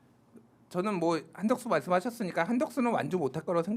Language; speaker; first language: Korean; native; Korean